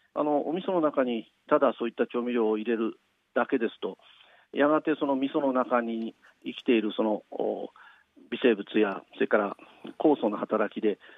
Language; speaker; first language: Japanese; native; Japanese